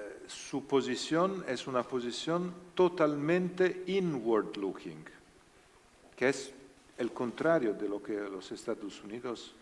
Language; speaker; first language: Spanish; non-native, learner; Italian